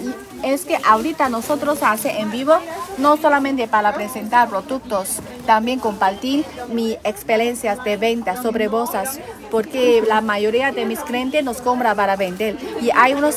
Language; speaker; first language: Spanish; non-native, learner; Chinese